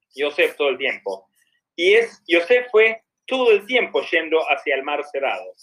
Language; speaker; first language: Spanish; non-native, fluent; Swedish